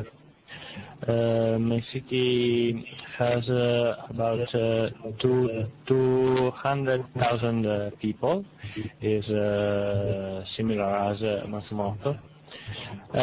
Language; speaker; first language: English; non-native, learner; Italian